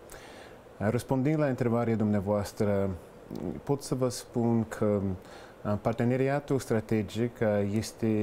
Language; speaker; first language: Romanian; non-native, fluent; English